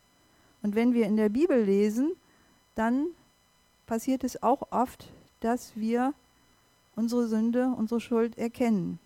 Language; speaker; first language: German; native; German